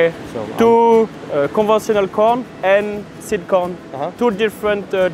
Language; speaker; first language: English; non-native, learner; French